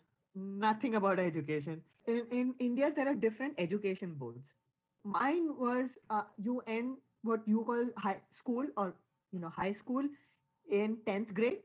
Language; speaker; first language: English; non-native, local second language; Hindi